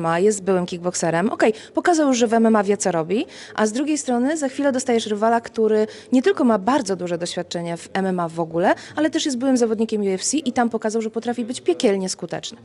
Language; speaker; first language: Polish; native; Polish